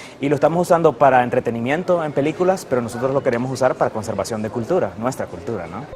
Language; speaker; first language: Spanish; native; Spanish